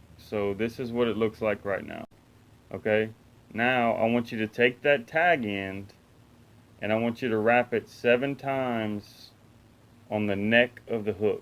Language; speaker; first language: English; native; English